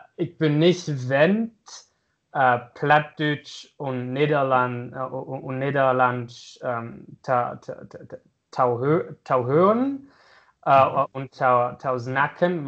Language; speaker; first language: Dutch; non-native, learner; German